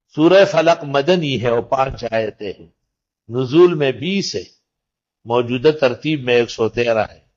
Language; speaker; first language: Urdu; non-native, local second language; Pashto